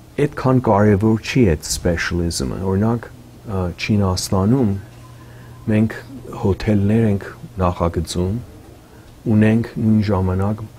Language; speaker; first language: Armenian; early bilingual, heritage; Armenian